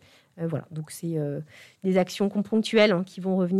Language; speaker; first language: French; native; French